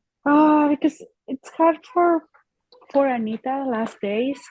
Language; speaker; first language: English; non-native, learner; Spanish